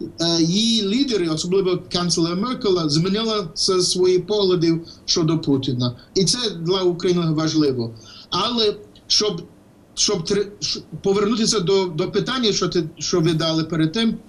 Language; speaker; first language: Ukrainian; early bilingual, heritage; English